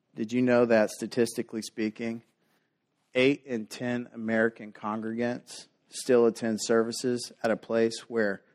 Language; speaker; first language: English; native; English